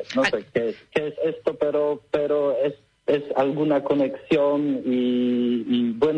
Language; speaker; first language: Spanish; non-native, learner; Polish